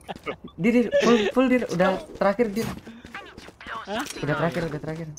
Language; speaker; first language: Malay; non-native, local second language; Javanese